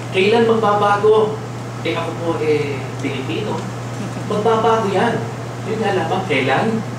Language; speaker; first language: Filipino; native; Filipino